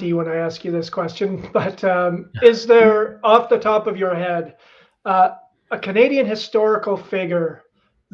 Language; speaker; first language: English; native; English